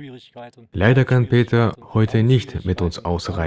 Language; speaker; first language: German; native; German